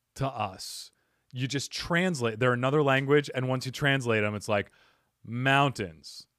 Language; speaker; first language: English; native; English